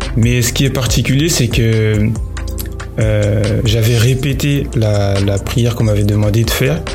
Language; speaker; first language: French; native; French